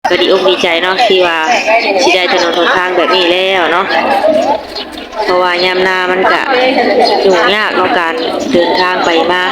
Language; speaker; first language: Thai; non-native, local second language; Lao